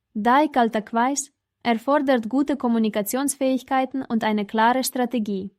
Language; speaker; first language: German; non-native, fluent; Ukrainian